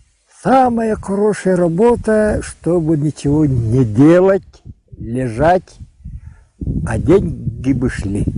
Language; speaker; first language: Russian; non-native, local second language; Yakut